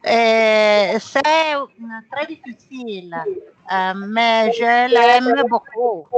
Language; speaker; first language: French; non-native, learner; Italian